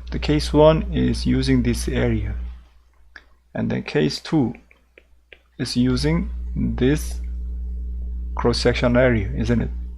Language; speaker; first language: English; non-native, fluent; Korean